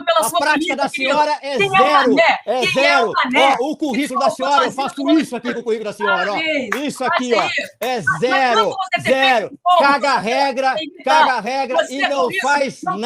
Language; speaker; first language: Portuguese; native; Portuguese